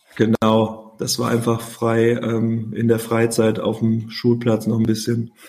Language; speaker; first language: German; native; German